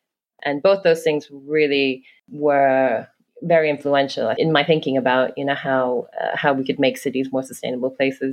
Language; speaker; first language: English; non-native, local second language; Cantonese